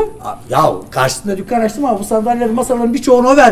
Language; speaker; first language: Turkish; native; Turkish